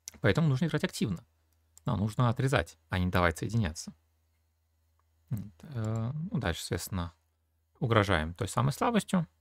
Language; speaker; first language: Russian; native; Russian